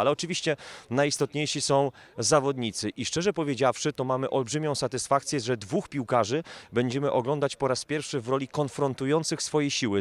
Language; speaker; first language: Polish; native; Polish